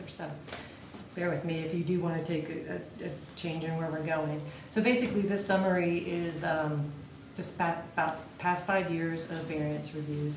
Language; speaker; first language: English; native; English